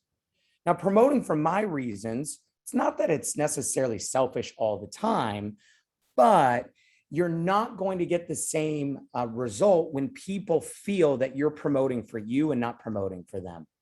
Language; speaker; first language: English; native; English